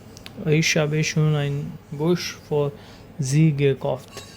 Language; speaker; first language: German; non-native, learner; Hindi